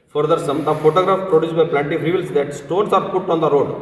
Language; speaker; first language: English; non-native, local second language; Kannada